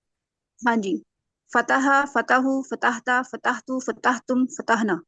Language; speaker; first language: Arabic; non-native, learner; Urdu